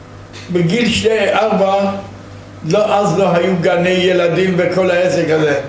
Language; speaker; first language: Hebrew; non-native, fluent; Yiddish